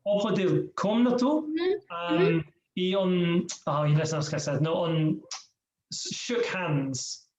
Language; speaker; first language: Russian; non-native, learner; English